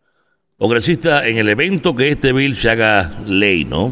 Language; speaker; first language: Spanish; native; Spanish